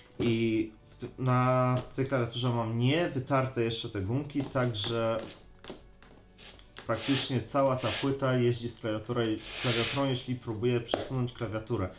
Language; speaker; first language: Polish; native; Polish